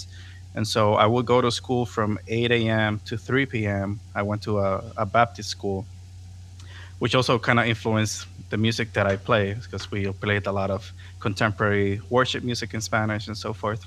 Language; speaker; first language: English; non-native, fluent; Spanish